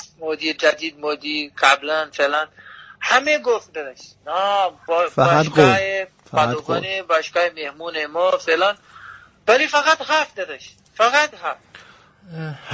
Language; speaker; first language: Persian; non-native, learner; Portuguese